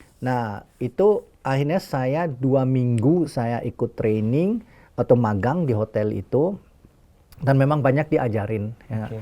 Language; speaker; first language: Indonesian; early bilingual, heritage; Indonesian